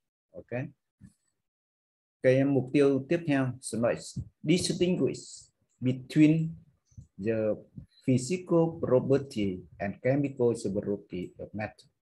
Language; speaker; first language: English; non-native, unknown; Vietnamese